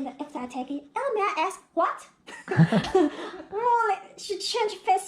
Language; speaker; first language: English; non-native, learner; Chinese